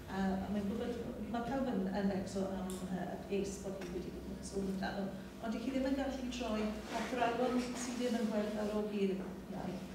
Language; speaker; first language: Welsh; native; Welsh